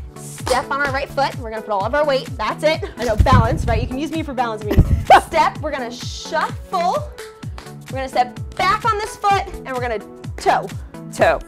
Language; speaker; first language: English; native; English